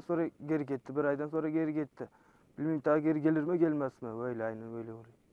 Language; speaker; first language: Turkish; non-native, learner; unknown